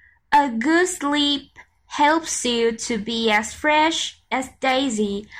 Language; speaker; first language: English; non-native, fluent; Chinese